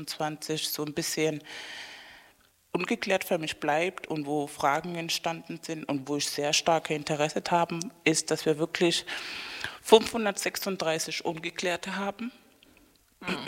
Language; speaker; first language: German; non-native, fluent; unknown